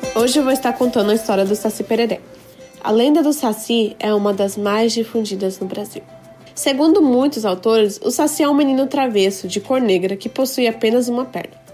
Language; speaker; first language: Portuguese; early bilingual, other home language; Japanese